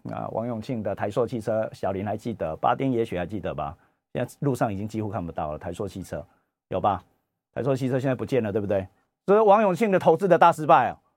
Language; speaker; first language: Chinese; native; Chinese